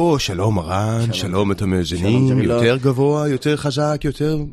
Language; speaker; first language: Hebrew; native; Hebrew